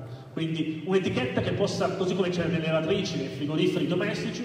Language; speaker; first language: Italian; native; Italian